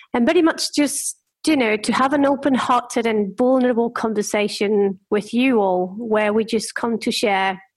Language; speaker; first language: English; non-native, fluent; Spanish